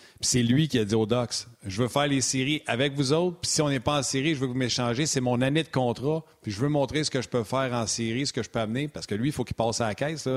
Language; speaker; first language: French; native; French